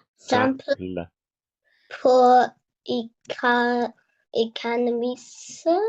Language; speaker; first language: French; non-native, learner; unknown